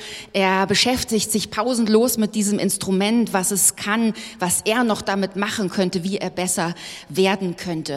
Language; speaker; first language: German; native; German